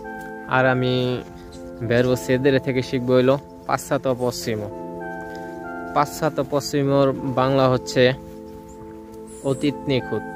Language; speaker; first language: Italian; non-native, learner; Bangla